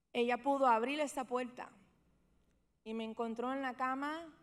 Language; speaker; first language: Spanish; early bilingual, heritage; Spanish